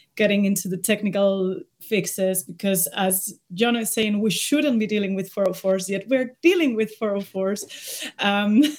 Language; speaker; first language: English; non-native, fluent; Spanish